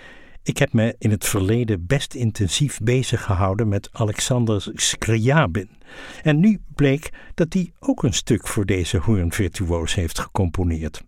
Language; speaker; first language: Dutch; native; Dutch